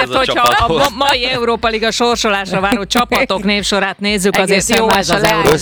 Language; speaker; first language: Hungarian; native; Hungarian